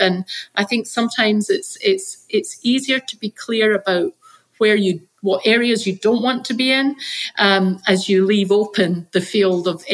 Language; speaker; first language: English; native; English